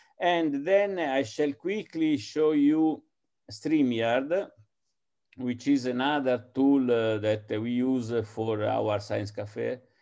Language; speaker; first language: English; non-native, fluent; Italian